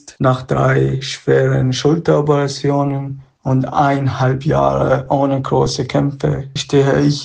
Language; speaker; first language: German; non-native, learner; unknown